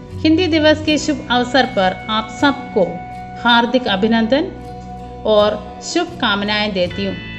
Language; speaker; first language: Hindi; non-native, local second language; Malayalam